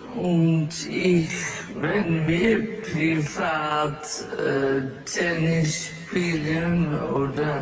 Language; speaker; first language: German; non-native, learner; Dutch